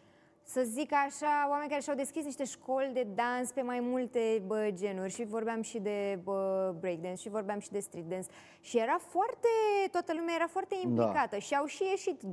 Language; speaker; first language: Romanian; native; Romanian